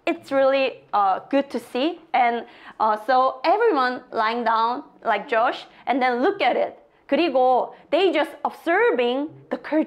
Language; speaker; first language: English; non-native, fluent; Korean